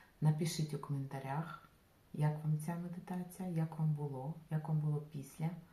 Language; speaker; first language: Ukrainian; non-native, local second language; Russian